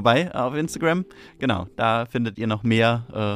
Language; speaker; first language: German; native; German